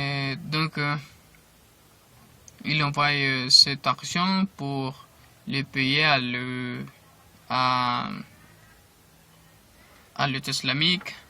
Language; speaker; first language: French; non-native, learner; Spanish